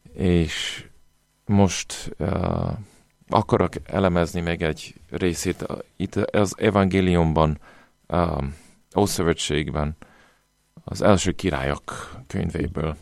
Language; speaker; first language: Hungarian; non-native, fluent; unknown